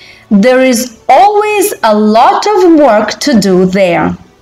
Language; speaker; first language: English; non-native, fluent; Romanian